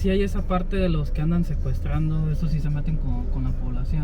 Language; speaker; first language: Spanish; native; Spanish